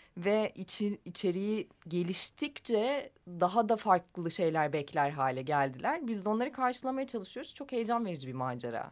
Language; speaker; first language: Turkish; native; Turkish